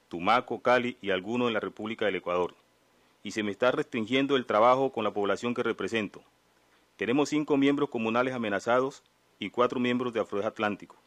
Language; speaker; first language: Spanish; native; Spanish